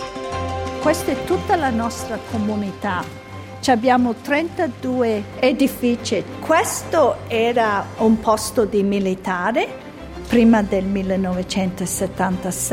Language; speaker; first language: Italian; early bilingual, heritage; Italian